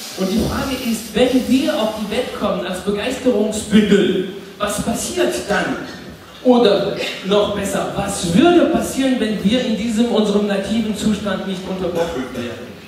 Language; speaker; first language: German; non-native, fluent; French